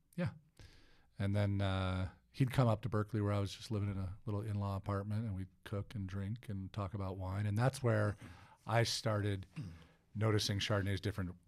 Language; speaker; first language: English; native; English